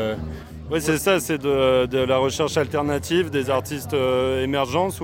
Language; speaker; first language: French; native; French